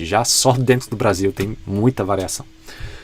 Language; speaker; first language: Portuguese; non-native, fluent; English